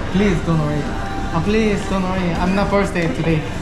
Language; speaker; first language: English; non-native, learner; Korean